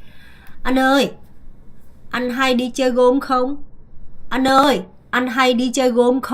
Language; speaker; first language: Vietnamese; non-native, fluent; Korean